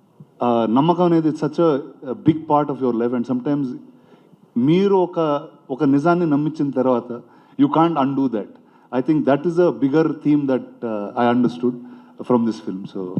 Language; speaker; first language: Telugu; native; Telugu